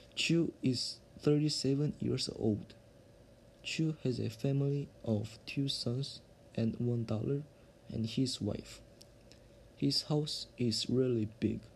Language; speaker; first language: English; non-native, learner; Korean